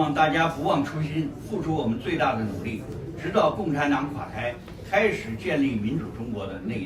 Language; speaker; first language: Chinese; native; Chinese